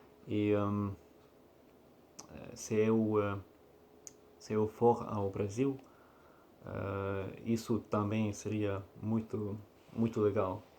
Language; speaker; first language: Portuguese; non-native, learner; Russian